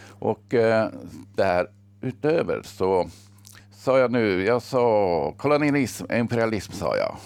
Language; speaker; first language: Swedish; early bilingual, other home language; Finnish